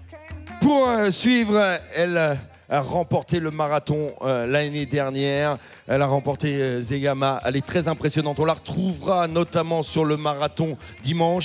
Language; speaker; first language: French; native; French